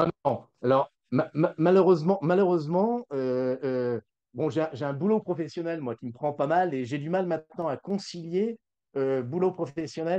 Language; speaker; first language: French; native; French